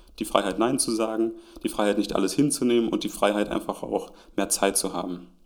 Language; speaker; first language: German; native; German